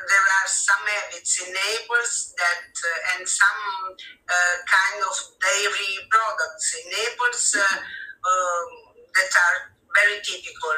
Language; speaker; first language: English; non-native, fluent; Italian